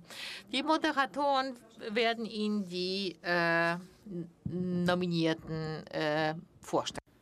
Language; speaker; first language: German; non-native, fluent; Polish